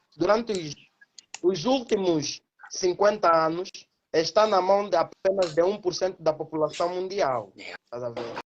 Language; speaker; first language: Portuguese; native; Portuguese